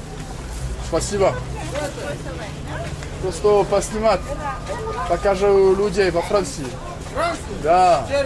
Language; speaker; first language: Russian; non-native, learner; French